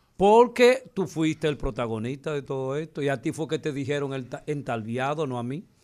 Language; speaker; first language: Spanish; native; Spanish